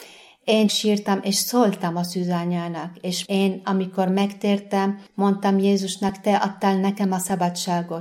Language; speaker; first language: Hungarian; non-native, learner; Arabic